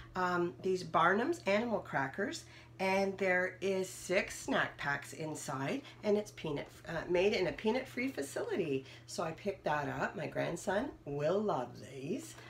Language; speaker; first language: English; native; English